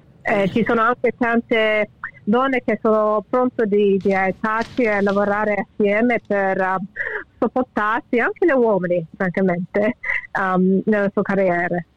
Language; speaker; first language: Italian; early bilingual, heritage; English